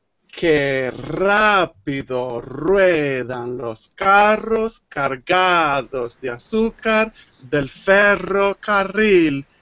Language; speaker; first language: Spanish; native; Spanish